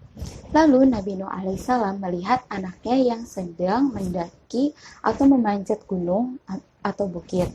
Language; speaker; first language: Indonesian; native; Indonesian